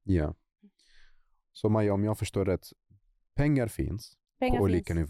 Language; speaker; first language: Swedish; non-native, fluent; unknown